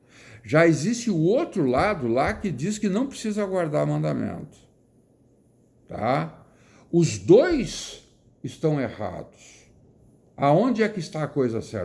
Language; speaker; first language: Portuguese; native; Portuguese